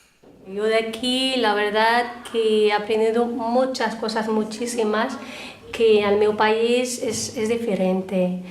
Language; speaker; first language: Spanish; non-native, fluent; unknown